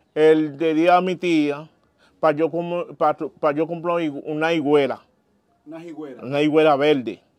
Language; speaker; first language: Spanish; non-native, fluent; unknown